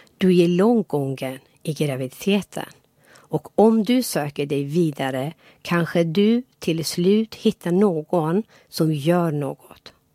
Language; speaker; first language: Swedish; non-native, fluent; Persian